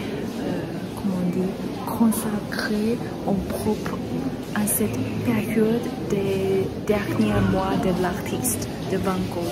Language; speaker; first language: French; non-native, learner; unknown